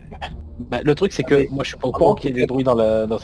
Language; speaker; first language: French; native; French